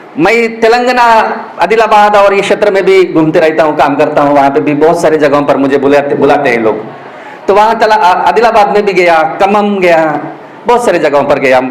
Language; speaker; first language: Hindi; non-native, local second language; Gondi